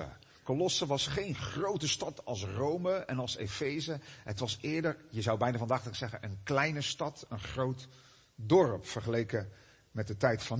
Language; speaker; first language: Dutch; native; Dutch